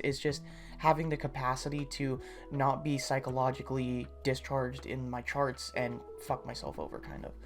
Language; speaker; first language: English; native; English